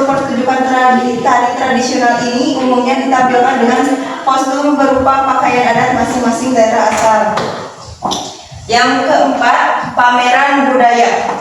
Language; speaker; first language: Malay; non-native, local second language; Sundanese